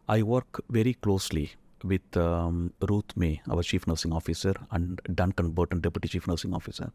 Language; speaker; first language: English; non-native, local second language; Tamil